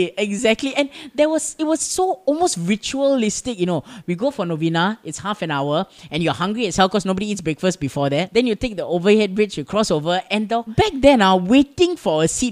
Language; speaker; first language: English; native; English